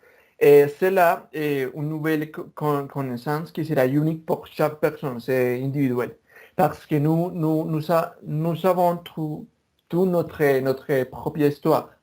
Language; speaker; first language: French; non-native, learner; Spanish